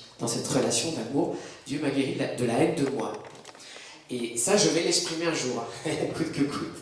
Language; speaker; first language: French; native; French